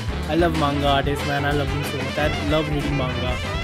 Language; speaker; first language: English; non-native, local second language; Hindi